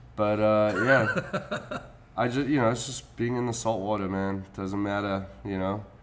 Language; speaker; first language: English; native; English